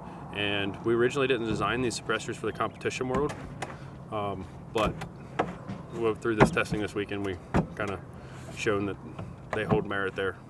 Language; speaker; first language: English; native; English